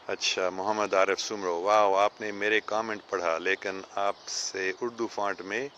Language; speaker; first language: Urdu; non-native, fluent; English